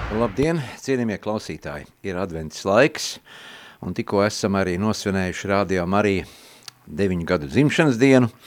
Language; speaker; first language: Latvian; native; Latvian